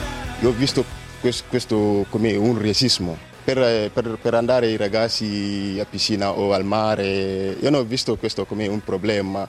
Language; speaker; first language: Italian; non-native, learner; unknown